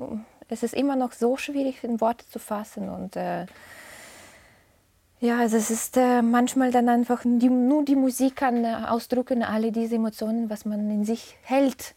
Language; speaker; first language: German; non-native, fluent; Russian